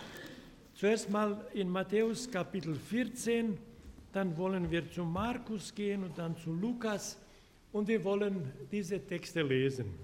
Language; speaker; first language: German; non-native, fluent; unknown